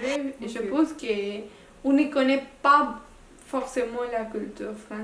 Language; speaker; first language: French; non-native, local second language; Spanish